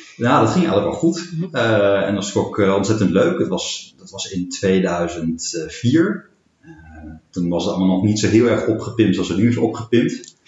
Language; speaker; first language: Dutch; native; Dutch